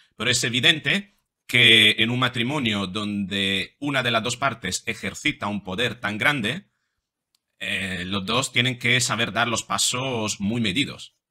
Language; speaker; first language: Spanish; non-native, fluent; Italian